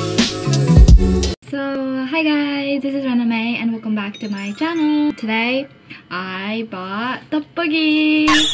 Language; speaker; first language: English; early bilingual, other home language; Japanese